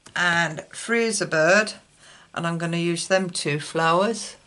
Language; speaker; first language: English; native; English